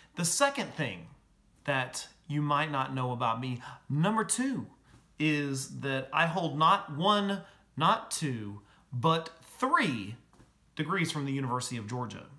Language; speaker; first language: English; native; English